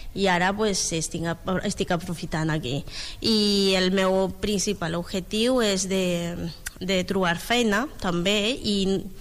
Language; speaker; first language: Catalan; non-native, learner; Spanish